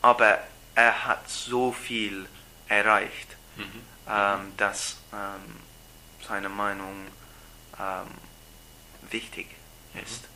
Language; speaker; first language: German; non-native, learner; English